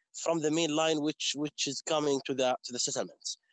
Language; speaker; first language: English; non-native, fluent; Arabic